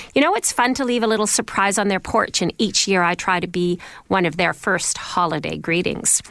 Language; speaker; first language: English; non-native, fluent; Icelandic